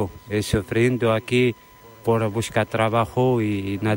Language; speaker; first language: Spanish; non-native, learner; Arabic